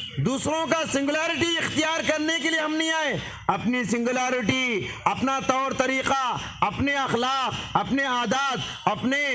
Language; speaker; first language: Urdu; native; Urdu